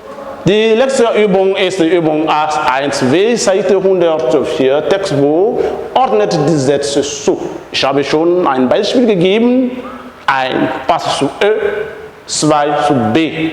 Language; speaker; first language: German; non-native, fluent; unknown